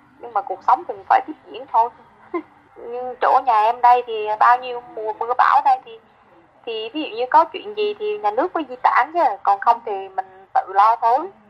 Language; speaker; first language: Vietnamese; native; Vietnamese